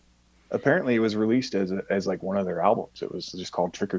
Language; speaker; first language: English; native; English